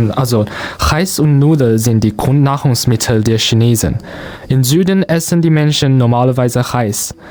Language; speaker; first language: German; non-native, learner; Chinese